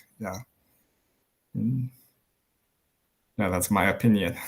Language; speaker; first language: English; non-native, learner; Chinese